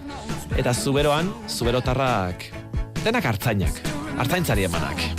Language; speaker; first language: Basque; native; Basque